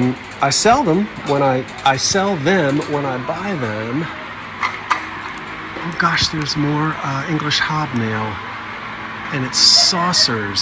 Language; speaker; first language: English; native; English